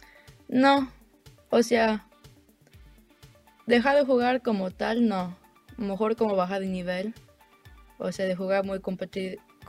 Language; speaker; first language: Spanish; early bilingual, heritage; Spanish